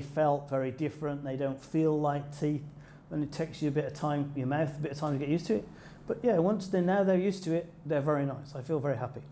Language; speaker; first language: English; native; English